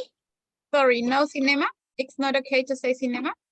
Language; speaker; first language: English; non-native, learner; Spanish